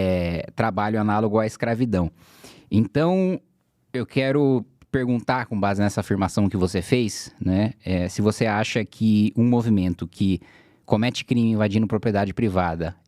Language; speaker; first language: Portuguese; native; Portuguese